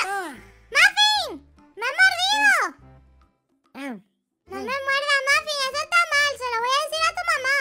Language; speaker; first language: Spanish; native; Spanish